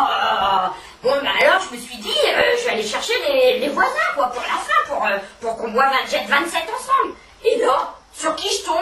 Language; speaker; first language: French; native; French